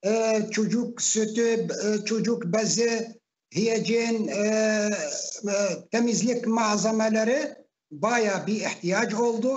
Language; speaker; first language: Turkish; non-native, fluent; Arabic